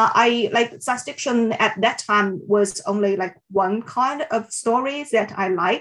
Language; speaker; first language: English; non-native, fluent; Chinese